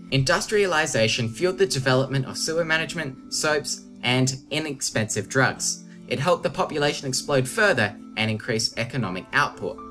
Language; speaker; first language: English; native; English